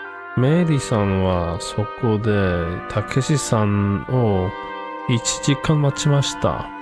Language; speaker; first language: Japanese; non-native, learner; English